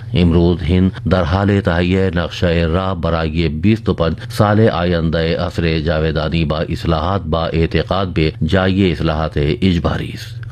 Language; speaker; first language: Persian; non-native, fluent; Urdu